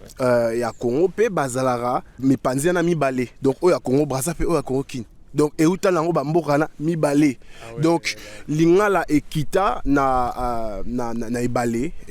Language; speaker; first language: Lingala; native; Lingala